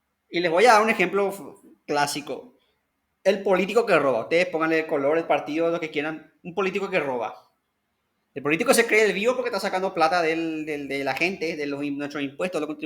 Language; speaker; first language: Spanish; native; Spanish